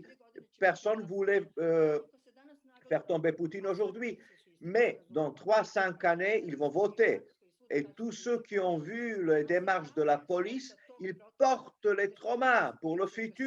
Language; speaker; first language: French; non-native, local second language; Serbian